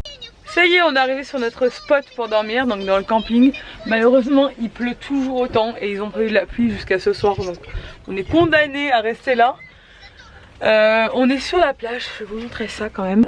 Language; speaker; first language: French; native; French